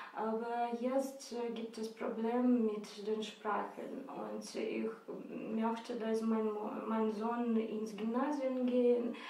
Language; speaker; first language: German; non-native, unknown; Russian